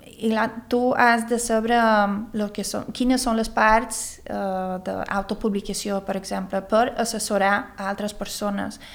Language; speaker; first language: Catalan; early bilingual, other home language; Swedish